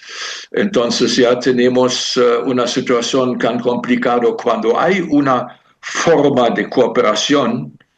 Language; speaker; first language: Spanish; non-native, fluent; German